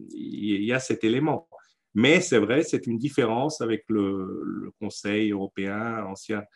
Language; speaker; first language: French; non-native, fluent; German